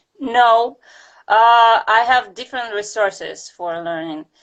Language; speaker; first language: English; non-native, fluent; Russian